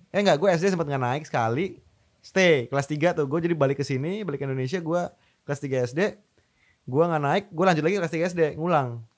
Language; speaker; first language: Indonesian; native; Indonesian